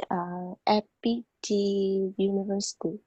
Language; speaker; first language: English; non-native, learner; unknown